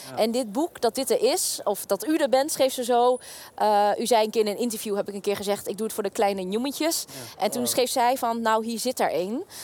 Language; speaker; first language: Dutch; early bilingual, other home language; Vietnamese